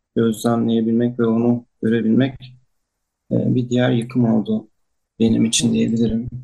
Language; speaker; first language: Turkish; native; Turkish